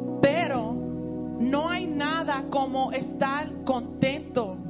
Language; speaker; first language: Spanish; early bilingual, heritage; Spanish